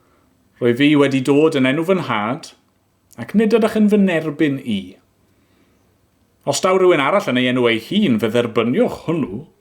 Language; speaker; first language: Welsh; native; Welsh